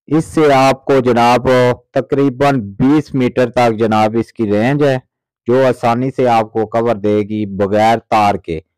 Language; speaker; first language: Urdu; non-native, local second language; Pahari-Potwari